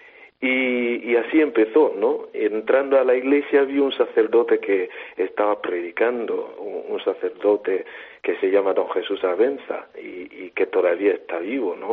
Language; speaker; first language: Spanish; non-native, fluent; Igbo